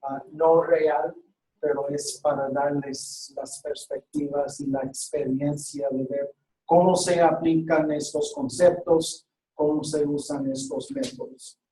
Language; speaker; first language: Spanish; non-native, fluent; English